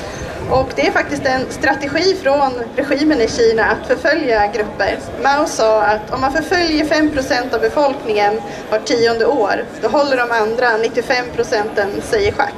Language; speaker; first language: Swedish; native; Swedish